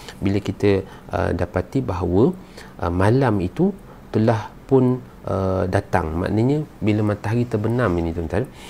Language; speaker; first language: Malay; native; Malay